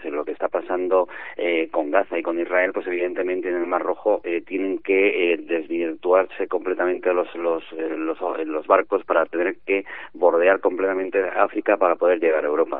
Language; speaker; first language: Spanish; native; Spanish